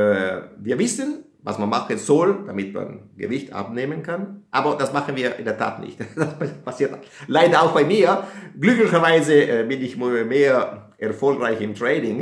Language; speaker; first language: German; non-native, fluent; Italian